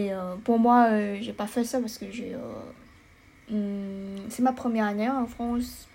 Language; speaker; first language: French; non-native, learner; Chinese